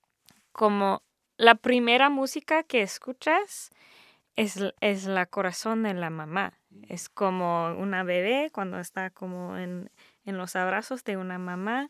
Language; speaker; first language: Spanish; early bilingual, heritage; English